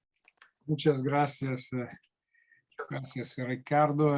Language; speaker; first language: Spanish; non-native, learner; Italian